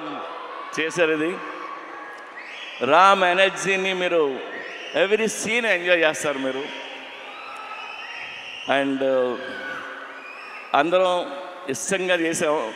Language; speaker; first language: Telugu; native; Telugu